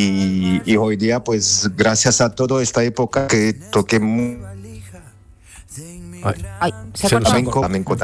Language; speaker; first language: Spanish; non-native, fluent; Armenian